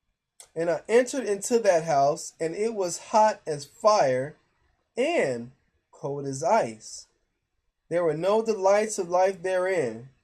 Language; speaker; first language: English; native; English